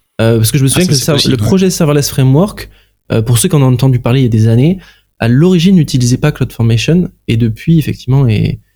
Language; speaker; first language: French; native; French